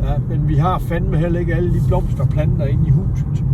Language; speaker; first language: Danish; native; Danish